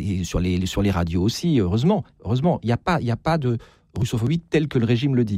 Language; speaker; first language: French; native; French